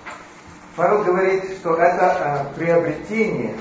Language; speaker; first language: Polish; non-native, learner; Russian